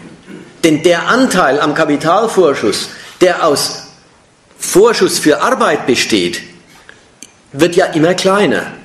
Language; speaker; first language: German; native; German